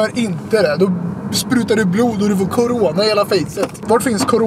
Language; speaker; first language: Swedish; native; Swedish